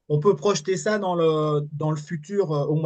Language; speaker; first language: French; native; French